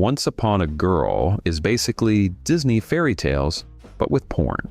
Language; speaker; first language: English; native; English